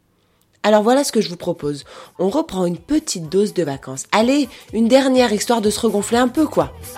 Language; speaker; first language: French; native; French